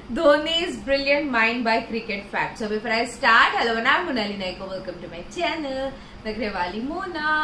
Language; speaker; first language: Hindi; non-native, local second language; Marathi